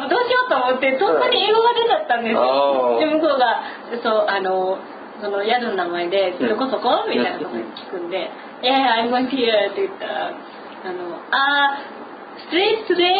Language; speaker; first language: Japanese; native; Japanese